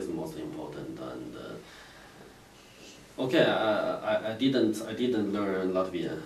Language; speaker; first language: English; non-native, learner; Chinese